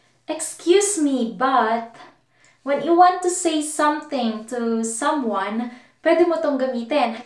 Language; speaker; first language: English; non-native, local second language; Filipino